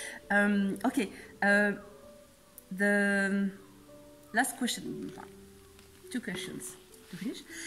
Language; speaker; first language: English; non-native, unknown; French